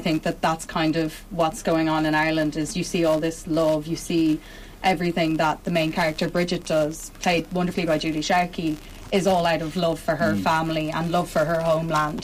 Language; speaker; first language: English; native; English